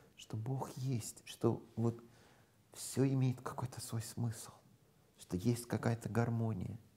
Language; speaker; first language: Russian; non-native, fluent; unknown